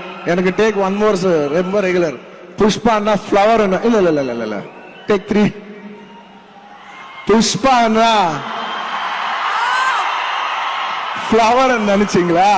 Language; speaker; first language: Tamil; non-native, local second language; Telugu